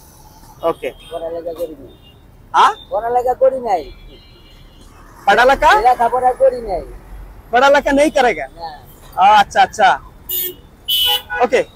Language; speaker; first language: Hindi; non-native, learner; Bangla